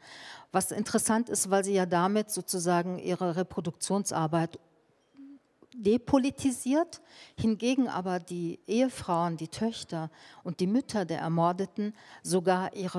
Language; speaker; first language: German; early bilingual, other home language; Turkish